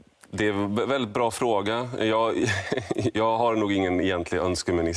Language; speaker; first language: Swedish; native; Swedish